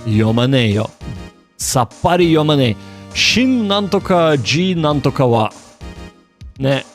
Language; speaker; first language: Japanese; non-native, learner; English